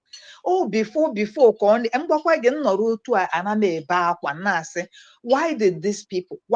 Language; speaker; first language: Igbo; native; Igbo